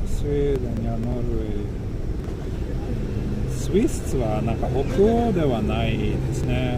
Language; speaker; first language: Japanese; non-native, fluent; Swedish